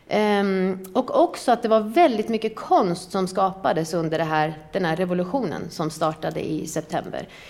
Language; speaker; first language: Swedish; early bilingual, other home language; Persian